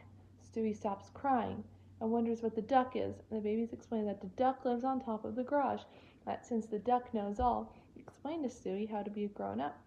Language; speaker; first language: English; native; English